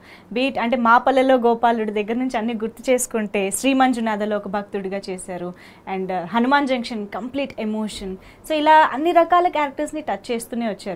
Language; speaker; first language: Telugu; native; Telugu